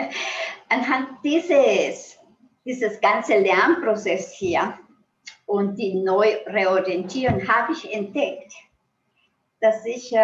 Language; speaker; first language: German; non-native, fluent; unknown